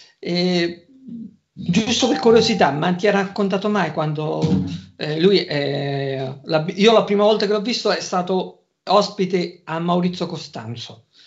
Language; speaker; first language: Italian; native; Italian